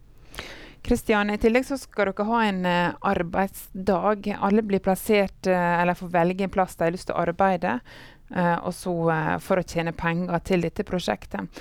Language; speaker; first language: Norwegian; native; Norwegian